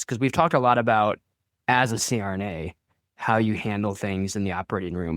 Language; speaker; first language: English; native; English